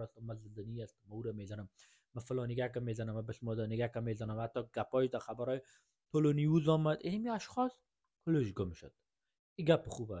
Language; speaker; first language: Persian; native; Persian